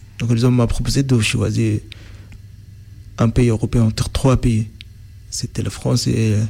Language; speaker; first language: French; non-native, learner; Arabic